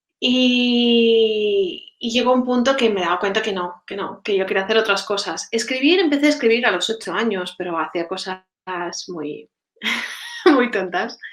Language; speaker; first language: Spanish; non-native, fluent; Russian